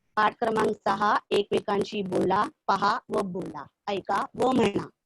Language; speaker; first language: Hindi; non-native, local second language; Urdu